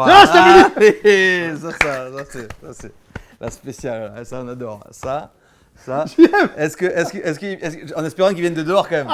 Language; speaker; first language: French; native; French